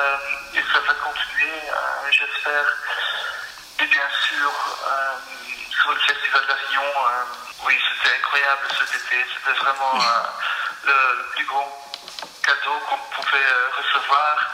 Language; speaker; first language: French; non-native, fluent; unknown